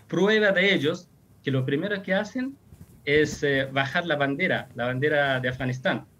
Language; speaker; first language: Spanish; non-native, fluent; Persian